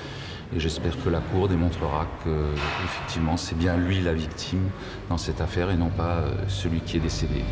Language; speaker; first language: French; native; French